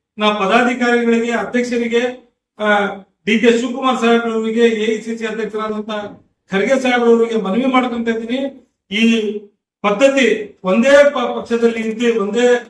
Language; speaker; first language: Kannada; non-native, local second language; Urdu